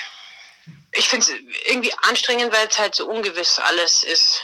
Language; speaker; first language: German; native; German